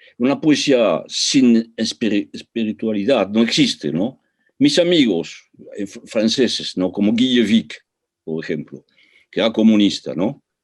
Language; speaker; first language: Spanish; early bilingual, heritage; Spanish